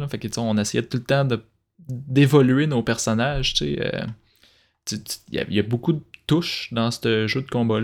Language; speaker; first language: French; native; French